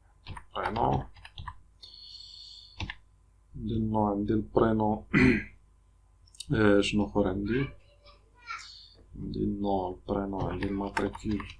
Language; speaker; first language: Arabic; native; Arabic